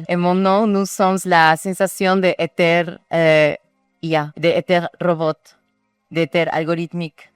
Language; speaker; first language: French; non-native, learner; Spanish